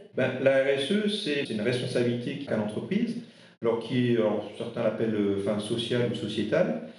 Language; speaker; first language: French; non-native, local second language; Swiss German